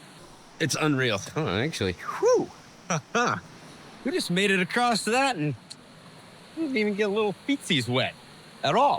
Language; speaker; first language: English; native; English